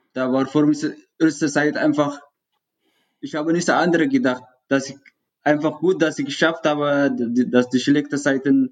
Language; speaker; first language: German; non-native, fluent; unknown